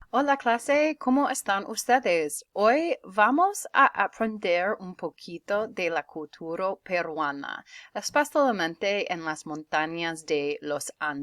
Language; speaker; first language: Spanish; non-native, learner; English